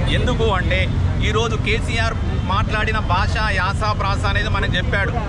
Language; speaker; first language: Telugu; native; Telugu